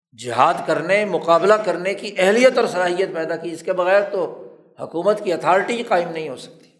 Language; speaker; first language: Urdu; non-native, local second language; Punjabi